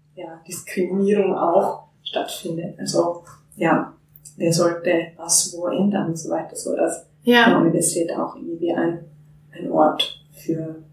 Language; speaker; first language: German; non-native, fluent; Finnish